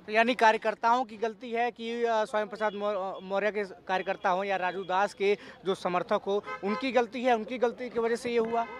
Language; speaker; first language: Hindi; native; Hindi